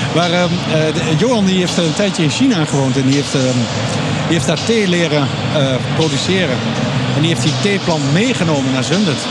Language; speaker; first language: Dutch; native; Dutch